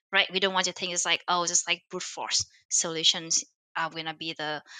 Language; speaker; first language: English; non-native, fluent; Vietnamese